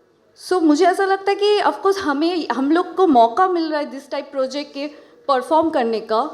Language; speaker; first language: Hindi; non-native, local second language; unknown